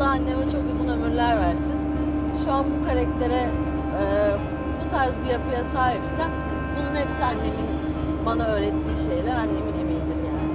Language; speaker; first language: Turkish; native; Turkish